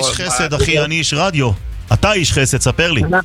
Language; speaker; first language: Hebrew; native; Hebrew